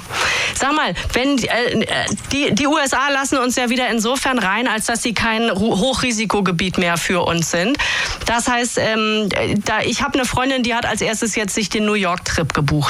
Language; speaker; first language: German; native; German